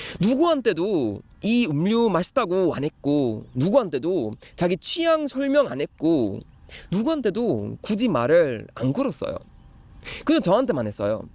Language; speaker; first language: Korean; non-native, fluent; Swedish